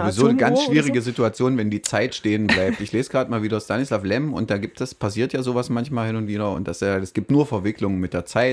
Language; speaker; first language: German; native; German